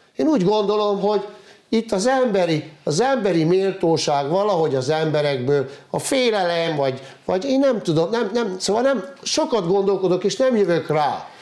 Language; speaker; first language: Hungarian; native; Hungarian